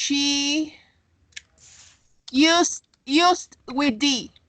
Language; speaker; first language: English; non-native, learner; Spanish